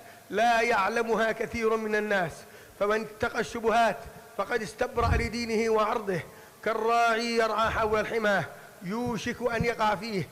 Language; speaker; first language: Arabic; native; Arabic